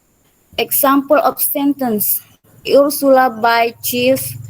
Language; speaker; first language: English; non-native, learner; Indonesian